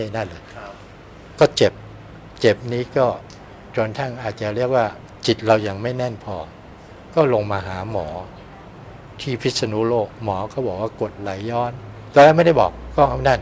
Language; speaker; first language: Thai; native; Thai